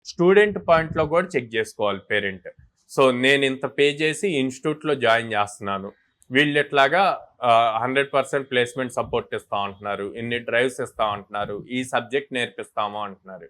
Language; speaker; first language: Telugu; native; Telugu